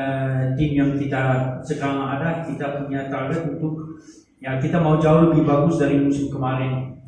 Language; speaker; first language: Indonesian; non-native, fluent; Dutch